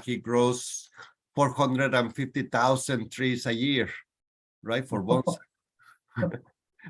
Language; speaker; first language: English; non-native, fluent; Spanish